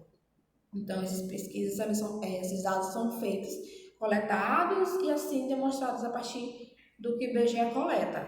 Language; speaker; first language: Portuguese; native; Portuguese